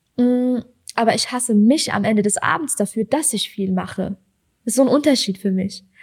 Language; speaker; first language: German; early bilingual, other home language; Persian